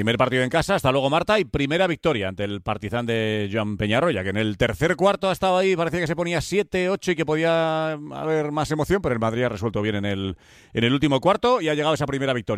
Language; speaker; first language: Spanish; native; Spanish